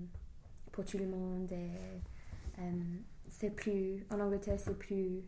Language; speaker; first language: French; non-native, learner; English